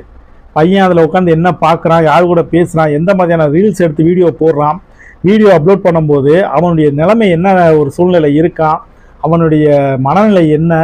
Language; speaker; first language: Tamil; native; Tamil